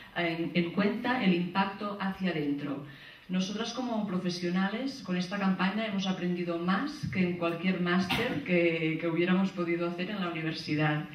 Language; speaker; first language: Spanish; non-native, local second language; Catalan